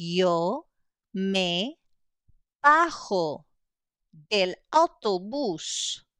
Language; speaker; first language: Spanish; non-native, fluent; English